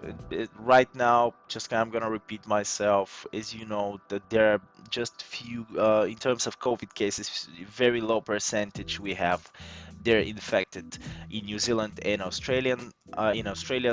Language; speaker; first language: English; non-native, fluent; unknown